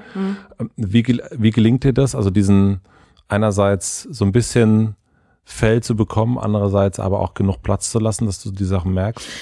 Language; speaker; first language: German; native; German